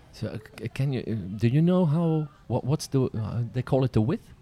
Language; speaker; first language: English; non-native, fluent; Dutch